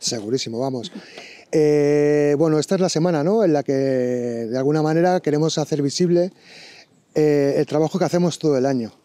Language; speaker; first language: Spanish; native; Spanish